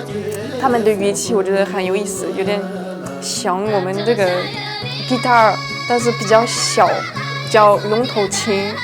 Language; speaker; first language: Chinese; non-native, fluent; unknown